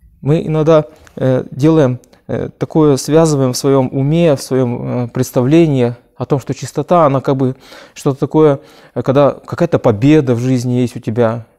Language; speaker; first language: Russian; native; Russian